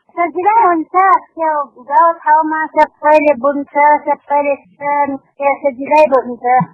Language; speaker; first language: Nepali; non-native, local second language; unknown